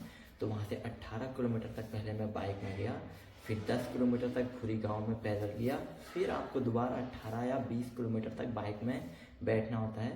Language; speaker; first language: Hindi; native; Hindi